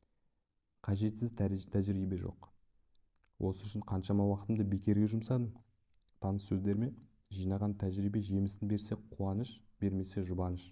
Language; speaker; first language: Kazakh; native; Kazakh